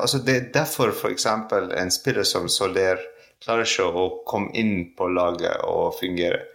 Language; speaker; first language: Norwegian; non-native, fluent; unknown